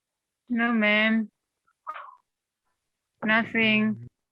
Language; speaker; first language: English; non-native, learner; Indonesian